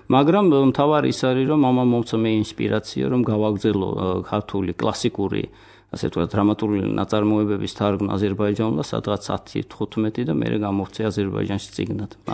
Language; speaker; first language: Georgian; non-native, local second language; Azerbaijani